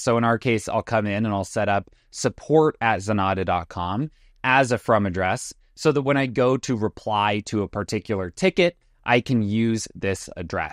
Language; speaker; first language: English; native; English